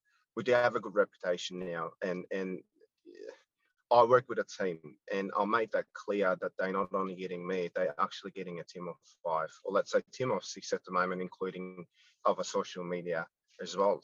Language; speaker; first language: English; non-native, fluent; Greek